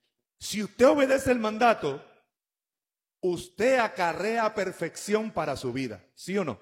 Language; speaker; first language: Spanish; native; Spanish